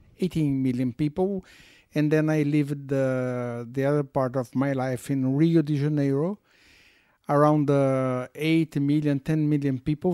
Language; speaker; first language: English; non-native, learner; Portuguese